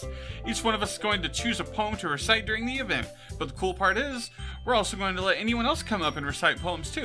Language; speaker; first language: English; native; English